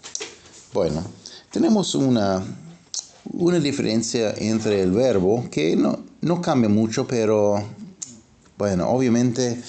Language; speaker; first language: Spanish; non-native, fluent; English